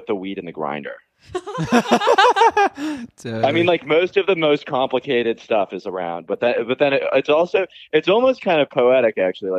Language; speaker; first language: English; native; English